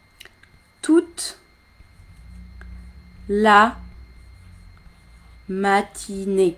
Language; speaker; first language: French; native; French